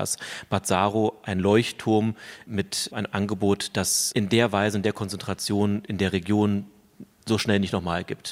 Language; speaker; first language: German; native; German